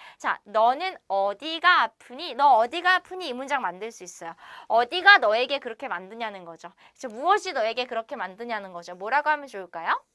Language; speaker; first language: Korean; native; Korean